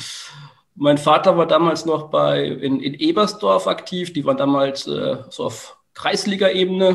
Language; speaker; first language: German; native; German